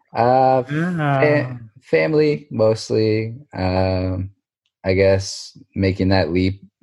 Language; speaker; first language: English; native; English